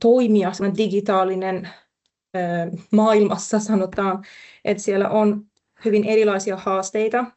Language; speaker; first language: Finnish; non-native, fluent; Persian